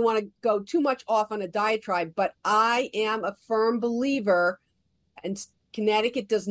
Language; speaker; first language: English; native; English